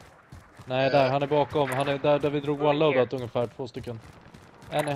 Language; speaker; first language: Swedish; native; Swedish